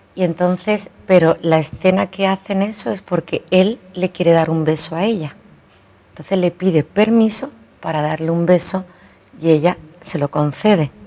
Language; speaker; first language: Spanish; native; Spanish